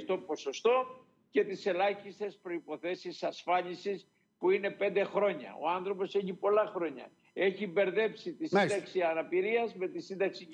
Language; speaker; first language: Greek; native; Greek